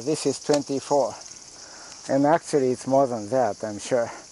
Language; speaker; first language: English; non-native, fluent; Japanese